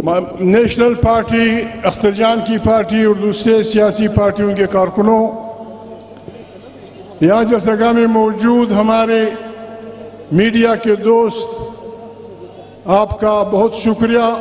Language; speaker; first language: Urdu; non-native, local second language; Pashto